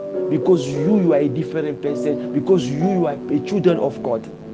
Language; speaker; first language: English; non-native, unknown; Lingala